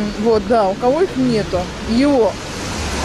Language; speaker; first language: Russian; native; Russian